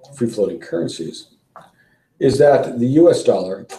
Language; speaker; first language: English; native; English